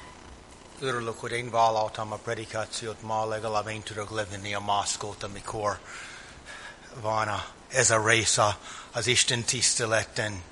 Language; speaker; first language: Hungarian; non-native, fluent; English